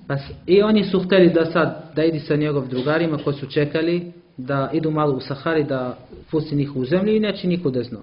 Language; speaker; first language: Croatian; non-native, learner; Arabic